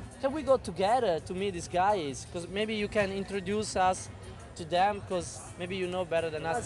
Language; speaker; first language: English; non-native, learner; Italian